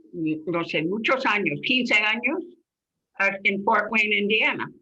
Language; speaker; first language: Spanish; non-native, fluent; English